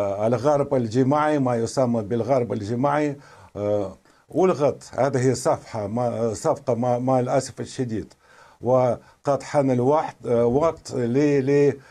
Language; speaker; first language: Arabic; non-native, fluent; Russian